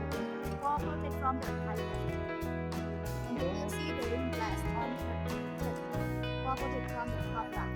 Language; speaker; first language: English; non-native, learner; Thai